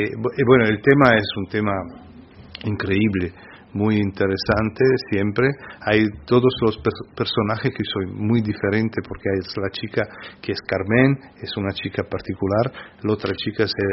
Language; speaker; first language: Spanish; non-native, fluent; Italian